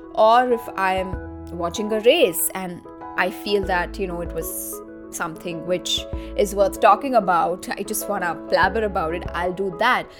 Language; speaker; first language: English; non-native, local second language; Marathi